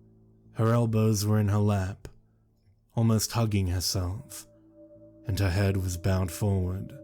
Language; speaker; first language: English; native; English